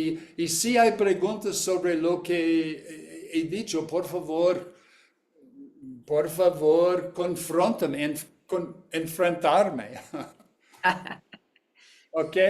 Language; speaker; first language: Spanish; non-native, learner; English